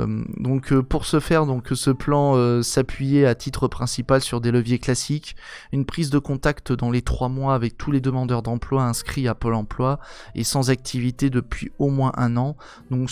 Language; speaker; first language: French; native; French